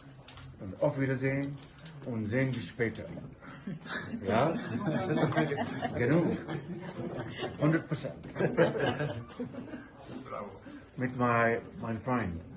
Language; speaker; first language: German; non-native, learner; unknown